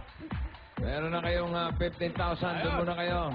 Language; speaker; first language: Filipino; native; Filipino